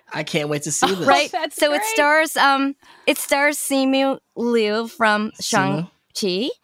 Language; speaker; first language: English; native; English